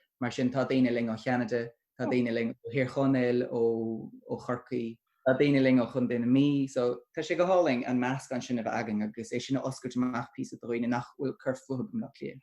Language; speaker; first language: Irish; non-native, local second language; English